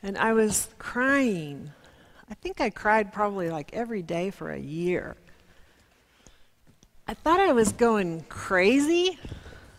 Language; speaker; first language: English; native; English